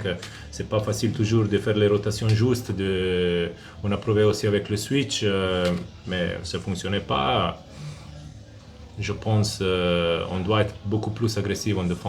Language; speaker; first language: French; non-native, fluent; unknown